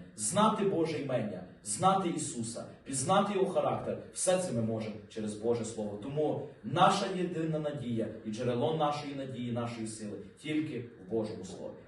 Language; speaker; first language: Ukrainian; native; Ukrainian